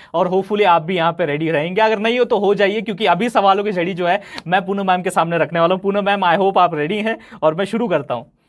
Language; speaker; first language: Hindi; native; Hindi